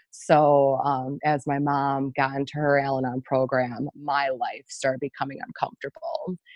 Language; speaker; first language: English; native; English